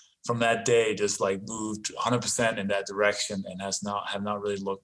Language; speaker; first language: English; non-native, fluent; Danish